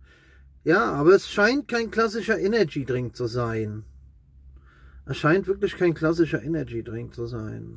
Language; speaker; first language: German; native; German